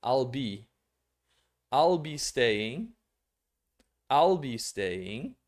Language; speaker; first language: English; non-native, fluent; Portuguese